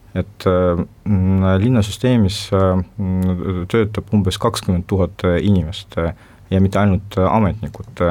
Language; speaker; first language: Estonian; non-native, local second language; Russian